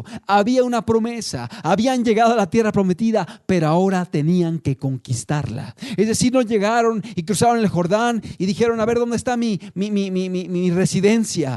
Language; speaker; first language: Spanish; native; Spanish